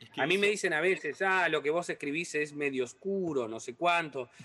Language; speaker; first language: Spanish; non-native, local second language; Portuguese